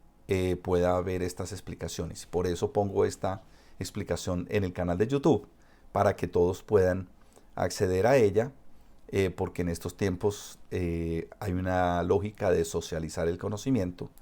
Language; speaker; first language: Spanish; native; Spanish